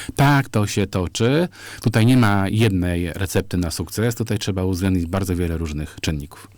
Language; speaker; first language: Polish; native; Polish